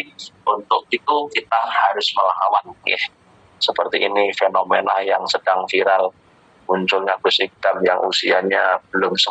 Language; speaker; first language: Indonesian; native; Indonesian